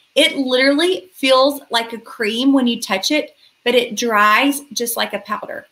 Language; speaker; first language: English; native; English